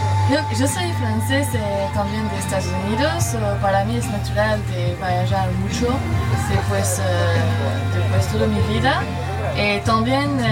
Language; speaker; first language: Spanish; non-native, learner; French